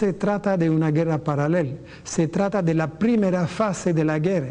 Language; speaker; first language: Spanish; non-native, fluent; French